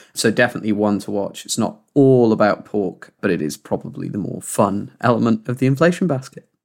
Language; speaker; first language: English; native; English